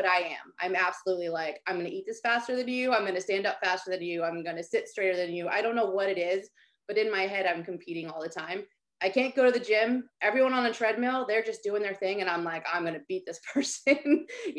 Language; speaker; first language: English; native; English